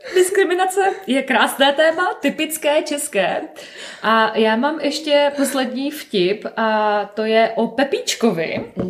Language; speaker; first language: Czech; native; Czech